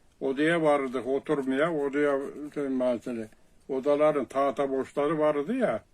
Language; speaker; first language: Turkish; native; Turkish